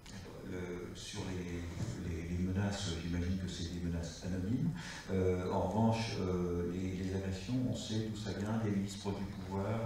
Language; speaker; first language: French; native; French